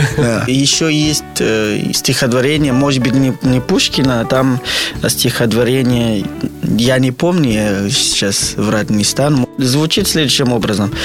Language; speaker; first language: Russian; non-native, fluent; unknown